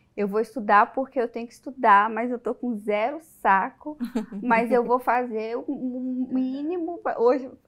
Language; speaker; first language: Portuguese; native; Portuguese